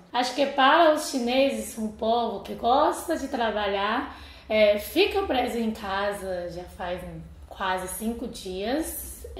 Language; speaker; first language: Portuguese; non-native, fluent; Chinese